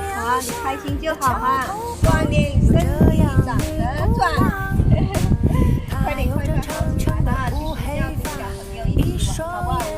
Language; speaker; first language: Chinese; non-native, local second language; Cantonese